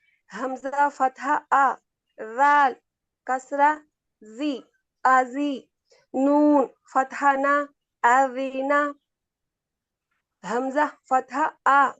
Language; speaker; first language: Arabic; non-native, learner; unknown